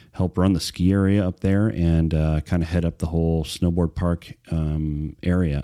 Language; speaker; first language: English; native; English